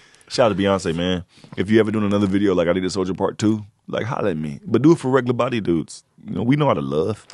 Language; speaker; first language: English; native; English